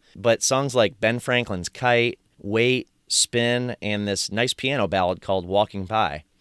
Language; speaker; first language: English; native; English